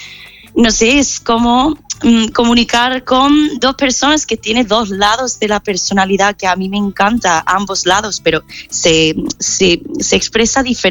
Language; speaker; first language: Spanish; non-native, fluent; English